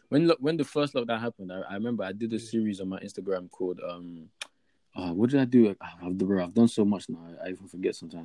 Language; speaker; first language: English; early bilingual, other home language; Yoruba